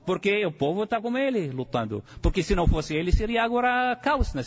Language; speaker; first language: Portuguese; non-native, fluent; Arabic